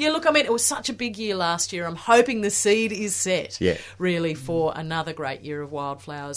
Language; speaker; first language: English; native; English